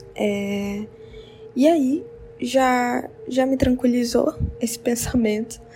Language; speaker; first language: Portuguese; native; Portuguese